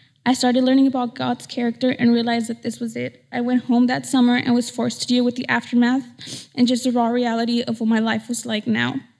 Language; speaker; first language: English; early bilingual, other home language; Spanish